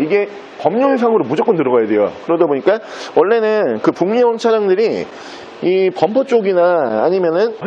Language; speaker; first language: Korean; native; Korean